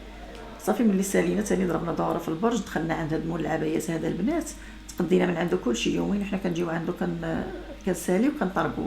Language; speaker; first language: Arabic; native; Arabic